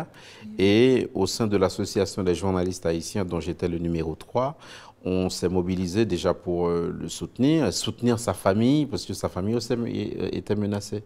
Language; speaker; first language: French; non-native, local second language; Haitian Creole